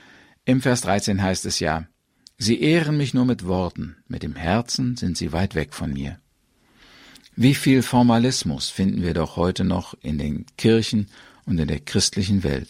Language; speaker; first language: German; native; German